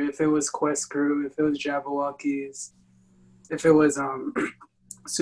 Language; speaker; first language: English; non-native, local second language; Filipino